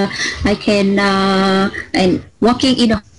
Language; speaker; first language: English; non-native, learner; Vietnamese